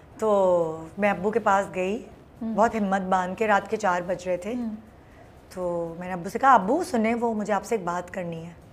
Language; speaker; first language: Urdu; native; Urdu